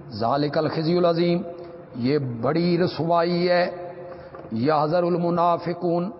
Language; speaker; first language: Urdu; non-native, local second language; Punjabi